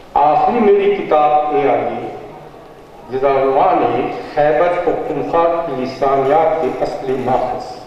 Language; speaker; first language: Urdu; non-native, local second language; Northern Hindko